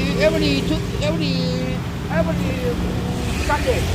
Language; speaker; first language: English; non-native, learner; Thai